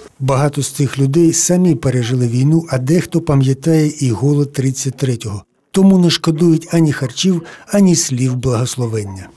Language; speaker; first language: Ukrainian; native; Ukrainian